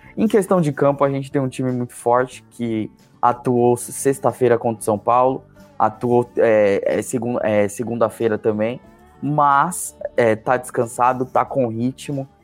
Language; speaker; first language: Portuguese; native; Portuguese